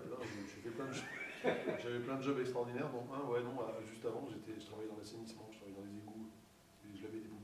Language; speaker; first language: French; native; French